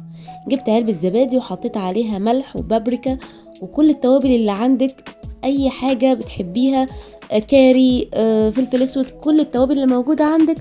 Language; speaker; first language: Arabic; native; Arabic